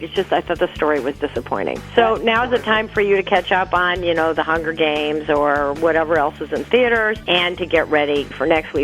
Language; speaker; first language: English; native; English